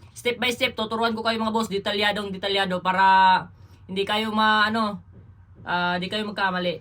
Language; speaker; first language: Filipino; non-native, local second language; Cebuano